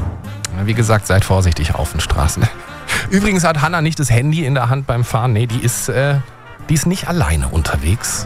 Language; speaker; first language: German; native; German